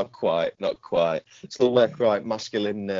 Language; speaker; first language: English; native; English